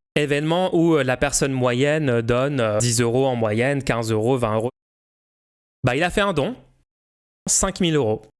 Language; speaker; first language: French; native; French